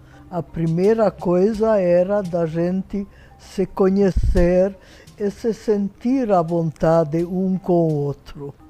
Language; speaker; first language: Portuguese; non-native, fluent; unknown